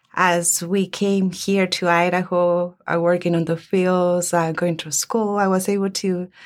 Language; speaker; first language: English; early bilingual, other home language; Spanish